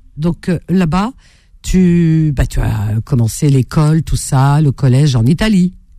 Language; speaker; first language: French; native; French